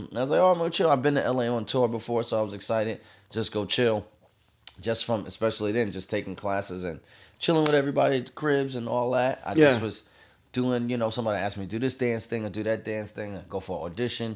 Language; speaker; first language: English; native; English